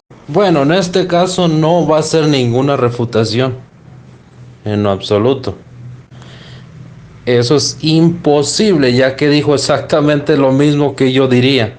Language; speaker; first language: Spanish; native; Spanish